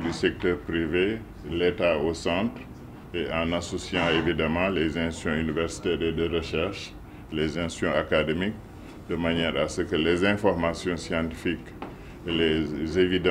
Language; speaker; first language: French; non-native, local second language; Wolof